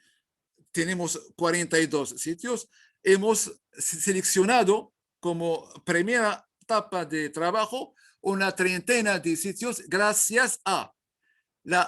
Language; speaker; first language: Spanish; non-native, learner; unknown